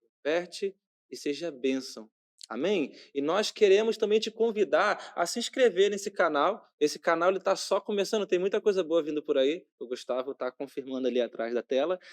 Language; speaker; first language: Portuguese; native; Portuguese